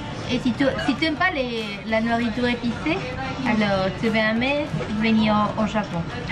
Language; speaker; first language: French; non-native, learner; Spanish